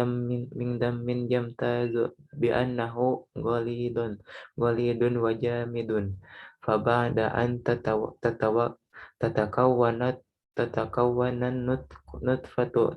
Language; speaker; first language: Arabic; non-native, learner; Indonesian